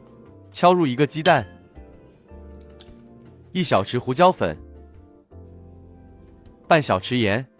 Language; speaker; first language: Chinese; native; Chinese